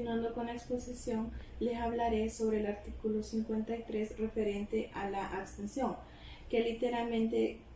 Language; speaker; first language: Spanish; native; Spanish